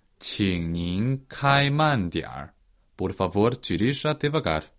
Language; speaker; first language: Chinese; non-native, learner; Portuguese